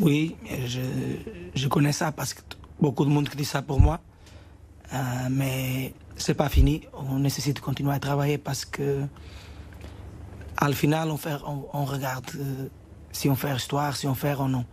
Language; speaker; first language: French; non-native, fluent; Portuguese